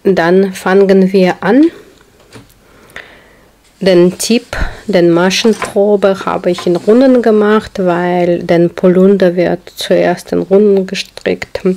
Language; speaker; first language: German; non-native, learner; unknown